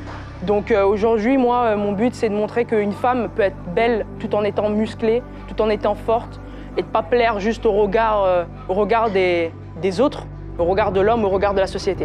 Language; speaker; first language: French; native; French